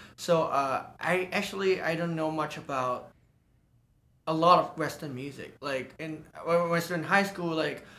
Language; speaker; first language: English; non-native, local second language; Cantonese